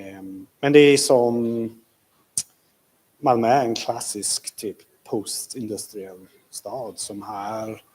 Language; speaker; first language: Swedish; non-native, fluent; English